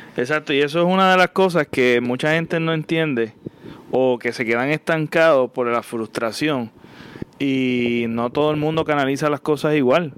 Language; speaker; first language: Spanish; native; Spanish